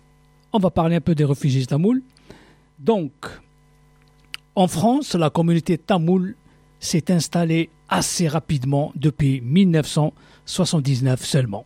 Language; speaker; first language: French; non-native, local second language; Arabic